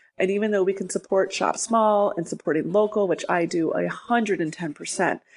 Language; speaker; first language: English; native; English